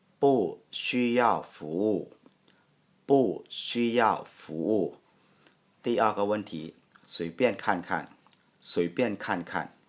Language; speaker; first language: Chinese; non-native, fluent; Thai